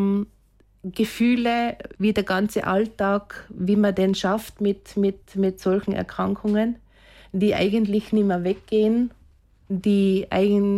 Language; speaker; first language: German; native; German